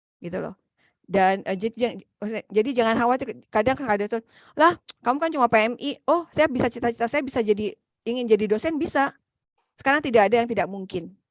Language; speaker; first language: Indonesian; native; Indonesian